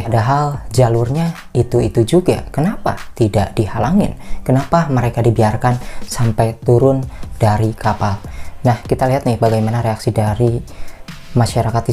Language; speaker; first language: Indonesian; native; Indonesian